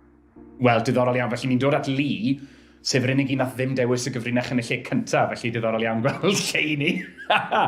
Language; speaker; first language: Welsh; native; Welsh